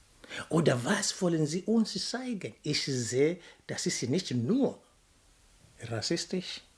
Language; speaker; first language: German; non-native, fluent; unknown